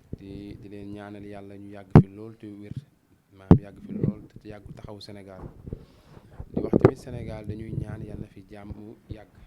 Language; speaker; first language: Wolof; non-native, local second language; Fula